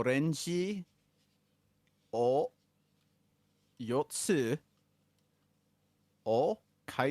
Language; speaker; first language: Japanese; non-native, learner; English